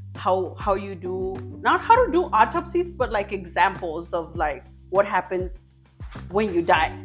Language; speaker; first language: English; early bilingual, other home language; Spanish